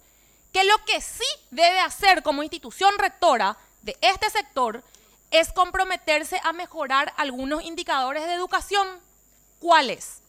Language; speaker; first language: Spanish; native; Spanish